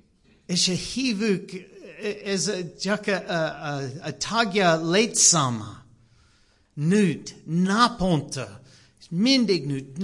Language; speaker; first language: Hungarian; non-native, learner; English